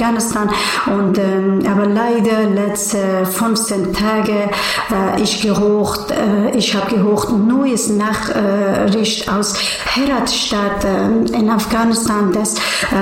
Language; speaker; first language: German; non-native, learner; Persian